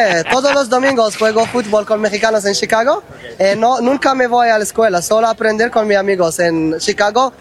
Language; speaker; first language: Spanish; non-native, learner; Arabic